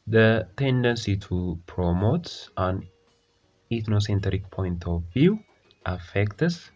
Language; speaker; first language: English; non-native, local second language; Amharic